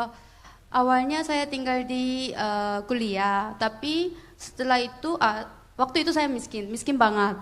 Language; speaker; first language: Indonesian; non-native, learner; Korean